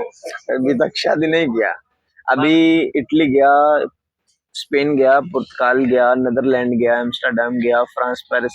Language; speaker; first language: Hindi; non-native, local second language; Punjabi